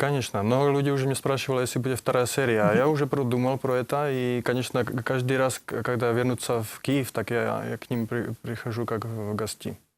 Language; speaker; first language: Russian; non-native, learner; Czech